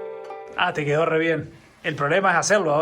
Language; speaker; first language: Spanish; native; Spanish